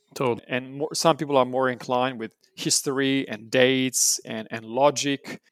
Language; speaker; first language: English; non-native, fluent; Romanian